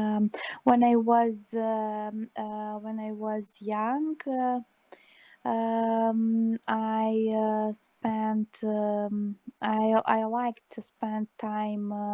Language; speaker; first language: English; non-native, learner; Serbian